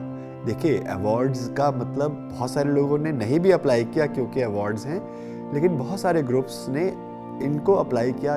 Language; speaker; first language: Hindi; native; Hindi